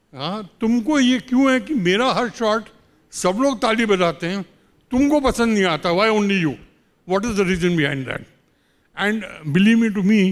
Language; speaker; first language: Hindi; native; Hindi